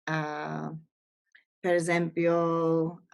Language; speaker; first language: Italian; non-native, learner; English